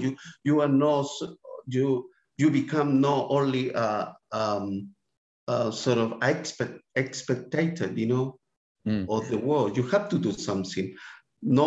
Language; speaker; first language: English; non-native, fluent; Spanish